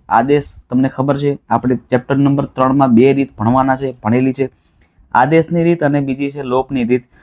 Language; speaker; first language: Gujarati; non-native, local second language; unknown